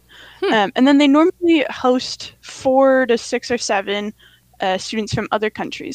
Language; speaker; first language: English; native; English